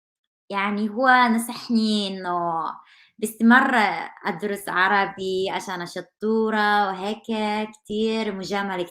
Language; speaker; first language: Arabic; non-native, fluent; Korean